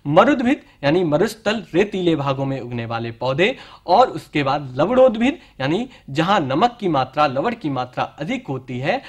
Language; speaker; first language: Hindi; native; Hindi